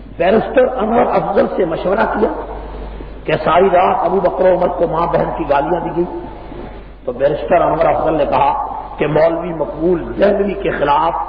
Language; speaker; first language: Urdu; non-native, local second language; Punjabi